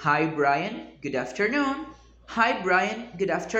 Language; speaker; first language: English; non-native, learner; Portuguese